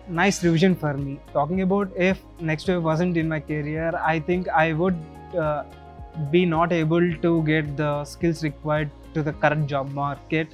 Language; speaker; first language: English; non-native, local second language; Telugu